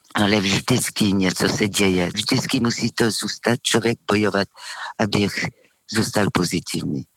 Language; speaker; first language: Czech; non-native, fluent; French